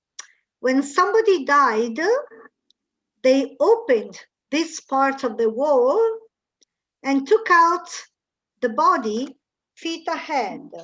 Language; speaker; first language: English; non-native, fluent; Italian